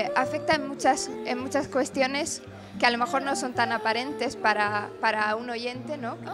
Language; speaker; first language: Spanish; early bilingual, other home language; English